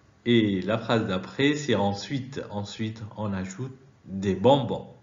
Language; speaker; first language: French; non-native, fluent; Arabic